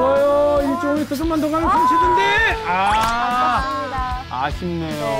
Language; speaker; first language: Korean; native; Korean